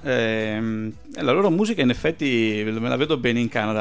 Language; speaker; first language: Italian; native; Italian